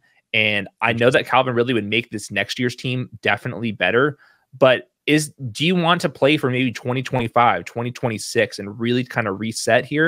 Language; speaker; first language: English; native; English